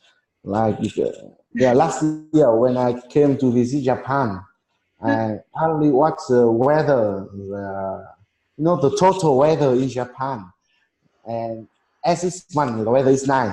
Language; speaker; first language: English; non-native, learner; Vietnamese